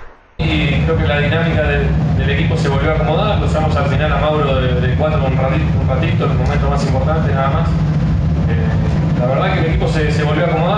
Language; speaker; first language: Spanish; native; Spanish